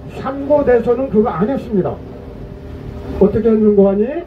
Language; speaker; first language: Korean; native; Korean